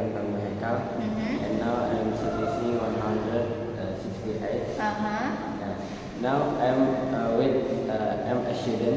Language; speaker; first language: English; non-native, learner; Indonesian